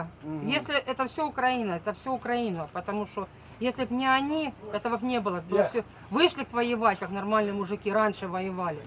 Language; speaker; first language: Russian; native; Russian